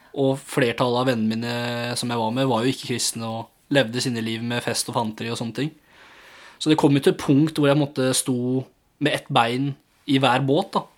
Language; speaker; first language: Norwegian; early bilingual, other home language; English